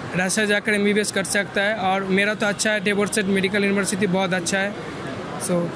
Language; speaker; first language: Hindi; non-native, local second language; Bangla